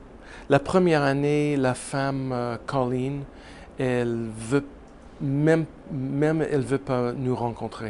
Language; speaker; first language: French; non-native, learner; English